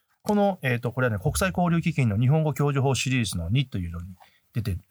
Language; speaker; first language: Japanese; native; Japanese